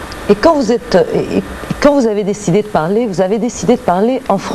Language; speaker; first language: French; native; French